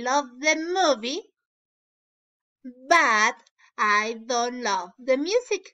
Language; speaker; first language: English; non-native, learner; Spanish